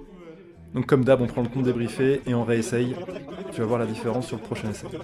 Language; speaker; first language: French; native; French